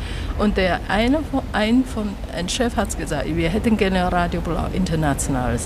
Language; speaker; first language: German; non-native, learner; Chinese